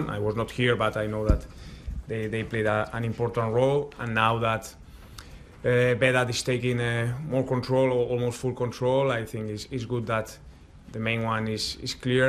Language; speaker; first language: English; non-native, fluent; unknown